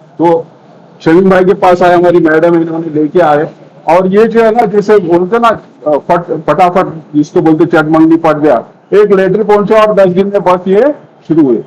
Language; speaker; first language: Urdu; native; Urdu